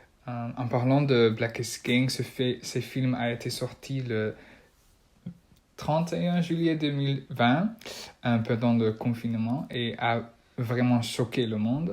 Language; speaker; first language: French; non-native, learner; Dutch